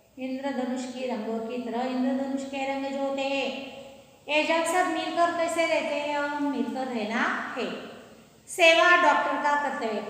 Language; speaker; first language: Hindi; non-native, local second language; Marathi